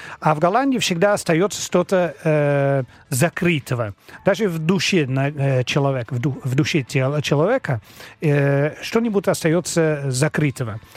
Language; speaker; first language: Russian; non-native, learner; Dutch